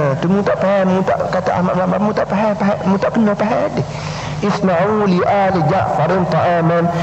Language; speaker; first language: Malay; native; Malay